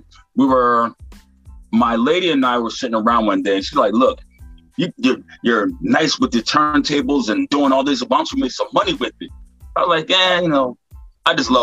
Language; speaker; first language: English; native; English